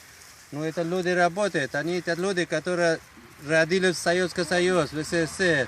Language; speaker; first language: Russian; non-native, learner; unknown